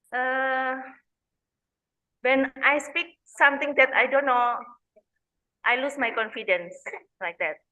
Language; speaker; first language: English; non-native, learner; Indonesian